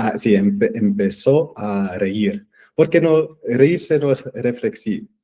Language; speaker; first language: Spanish; early bilingual, heritage; English